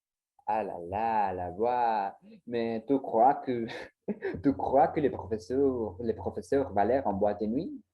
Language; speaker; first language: French; non-native, learner; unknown